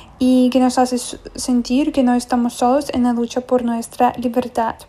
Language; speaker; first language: Spanish; non-native, fluent; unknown